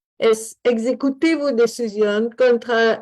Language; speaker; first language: Spanish; non-native, learner; French